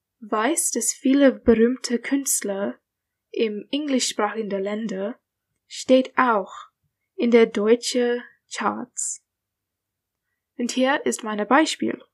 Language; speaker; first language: German; non-native, learner; English